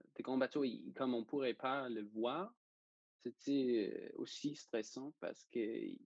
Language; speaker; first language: French; non-native, fluent; Danish